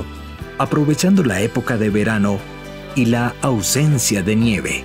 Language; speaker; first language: Spanish; native; Spanish